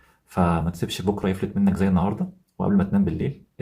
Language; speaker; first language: Arabic; native; Arabic